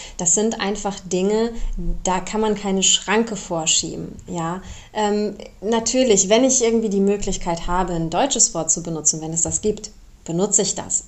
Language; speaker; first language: German; early bilingual, other home language; Romanian